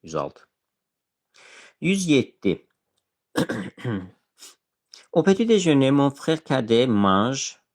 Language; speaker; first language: French; non-native, fluent; Azerbaijani